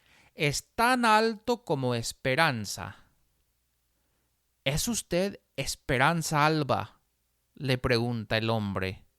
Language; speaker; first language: Spanish; non-native, fluent; English